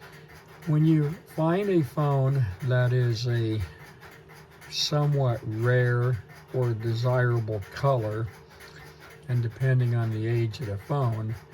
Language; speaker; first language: English; native; English